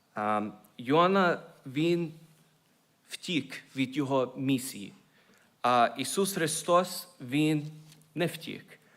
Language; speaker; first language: Ukrainian; early bilingual, heritage; Ukrainian